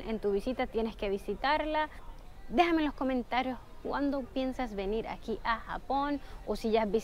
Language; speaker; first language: Spanish; early bilingual, heritage; Spanish